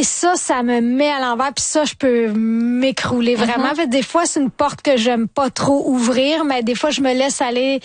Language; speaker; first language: French; native; French